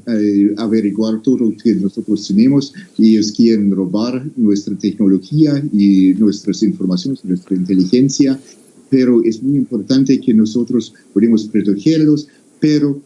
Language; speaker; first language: Spanish; non-native, fluent; English